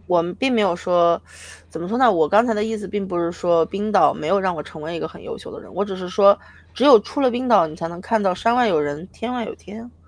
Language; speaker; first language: Chinese; native; Chinese